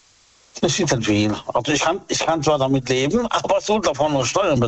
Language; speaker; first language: German; native; German